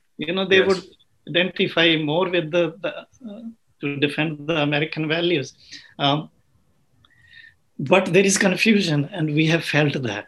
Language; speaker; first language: English; non-native, local second language; Punjabi